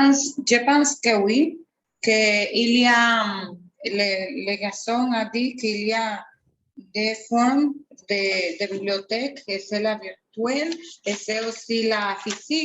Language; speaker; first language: French; non-native, learner; Spanish